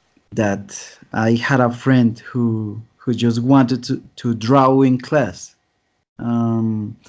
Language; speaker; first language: English; non-native, learner; Spanish